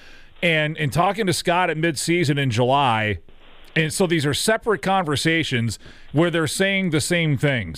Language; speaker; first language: English; native; English